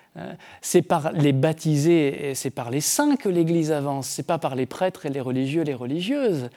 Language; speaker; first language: French; native; French